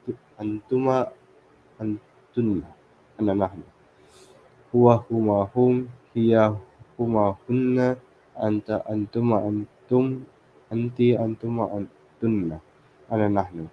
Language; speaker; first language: Arabic; non-native, learner; Filipino